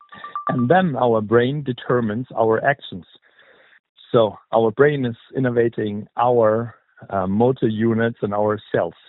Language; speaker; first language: English; non-native, fluent; German